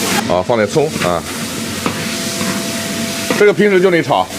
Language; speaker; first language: Chinese; native; Chinese